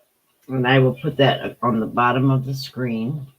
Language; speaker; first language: English; native; English